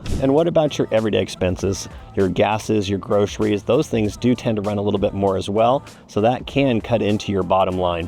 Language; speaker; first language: English; native; English